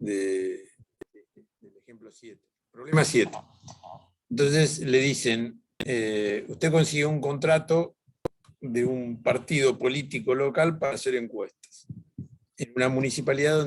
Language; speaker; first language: Spanish; native; Spanish